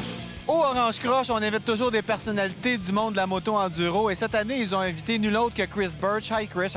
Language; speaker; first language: French; native; French